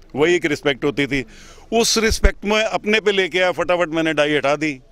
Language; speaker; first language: Hindi; native; Hindi